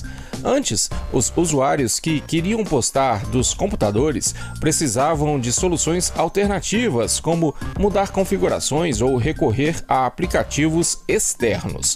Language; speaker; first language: Portuguese; native; Portuguese